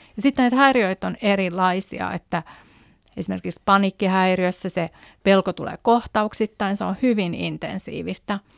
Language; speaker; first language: Finnish; native; Finnish